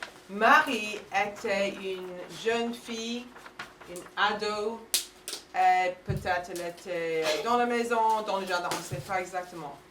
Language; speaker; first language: French; non-native, fluent; English